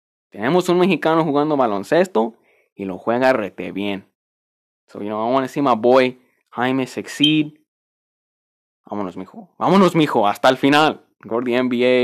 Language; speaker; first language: Spanish; early bilingual, heritage; Spanish